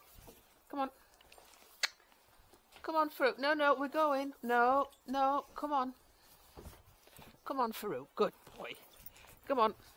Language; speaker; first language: English; native; English